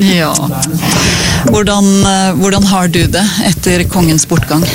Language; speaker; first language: Norwegian; native; Norwegian